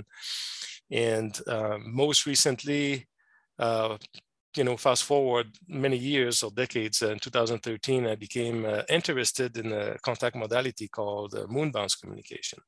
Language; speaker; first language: English; non-native, fluent; French